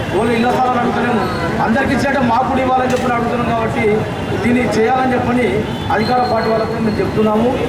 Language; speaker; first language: Telugu; native; Telugu